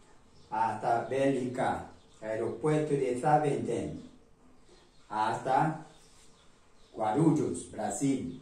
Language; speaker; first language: Spanish; non-native, learner; Portuguese